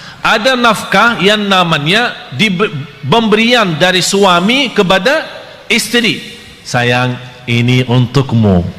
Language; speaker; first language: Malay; non-native, fluent; Arabic